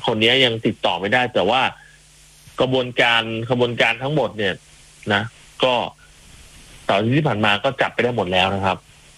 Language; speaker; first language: Thai; native; Thai